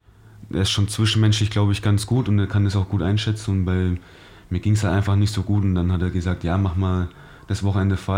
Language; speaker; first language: German; native; German